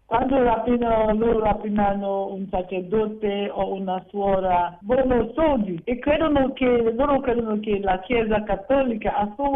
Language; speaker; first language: Italian; non-native, fluent; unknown